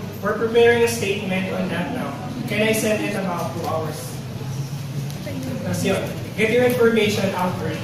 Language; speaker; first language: English; non-native, local second language; Filipino